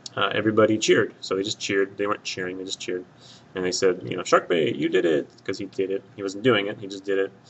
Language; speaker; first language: English; native; English